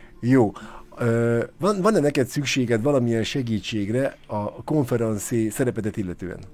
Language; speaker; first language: Hungarian; native; Hungarian